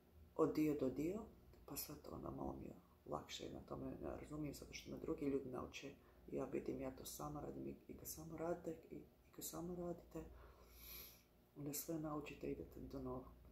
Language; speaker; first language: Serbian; early bilingual, heritage; Bosnian